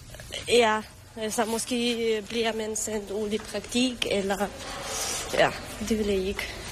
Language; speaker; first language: Danish; early bilingual, other home language; Romanian